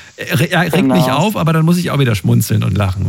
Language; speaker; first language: German; native; German